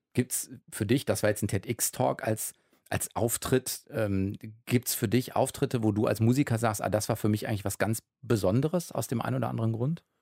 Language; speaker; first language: German; native; German